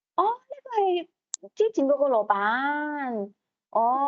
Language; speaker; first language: Cantonese; native; Cantonese